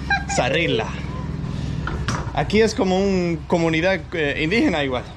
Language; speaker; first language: Spanish; non-native, learner; Danish